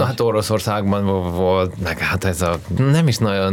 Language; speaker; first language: Hungarian; non-native, fluent; Russian